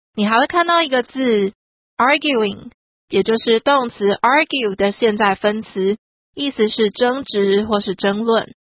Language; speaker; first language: Chinese; native; Chinese